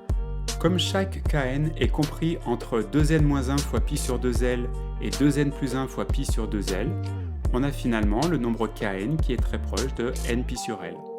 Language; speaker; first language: French; native; French